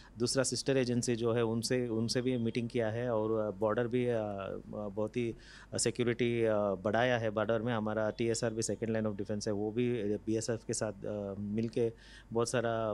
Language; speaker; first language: Hindi; non-native, local second language; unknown